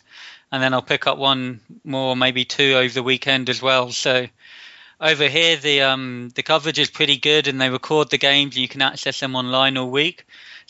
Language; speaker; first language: English; native; English